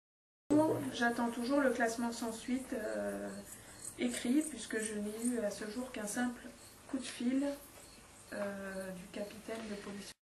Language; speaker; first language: French; native; French